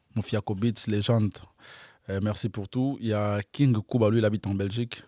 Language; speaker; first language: French; non-native, local second language; Lingala